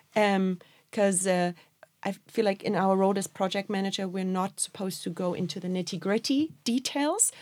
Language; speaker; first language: English; non-native, fluent; German